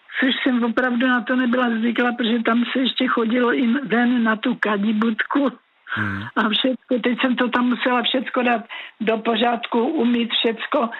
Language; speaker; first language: Czech; native; Czech